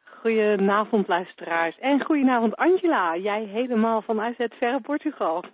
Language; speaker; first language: Dutch; native; Dutch